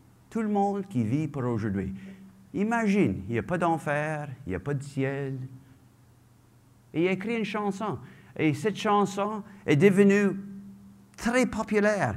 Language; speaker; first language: French; native; French